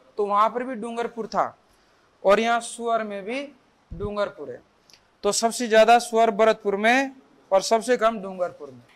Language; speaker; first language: Hindi; native; Hindi